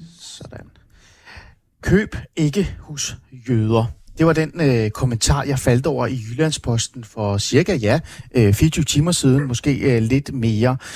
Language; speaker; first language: Danish; early bilingual, other home language; Persian